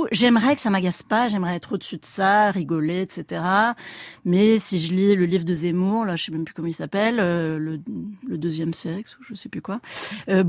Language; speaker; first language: French; native; French